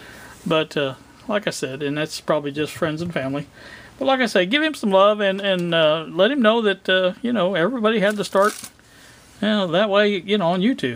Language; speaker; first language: English; native; English